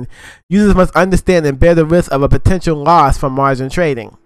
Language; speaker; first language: English; native; English